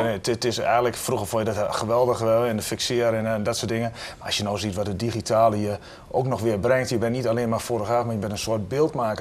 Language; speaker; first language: Dutch; native; Dutch